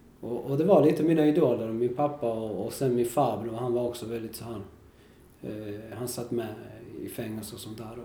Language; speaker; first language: Swedish; early bilingual, other home language; Spanish